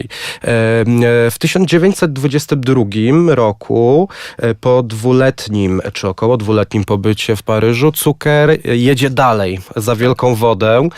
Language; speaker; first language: Polish; native; Polish